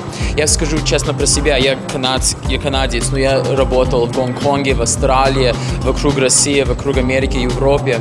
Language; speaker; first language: Russian; non-native, fluent; English